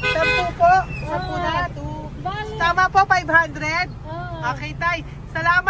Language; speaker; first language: Filipino; native; Filipino